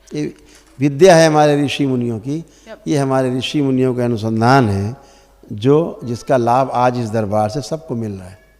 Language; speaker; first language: Hindi; native; Hindi